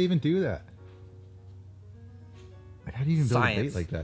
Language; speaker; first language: English; native; English